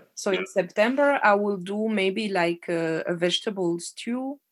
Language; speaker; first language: English; non-native, fluent; French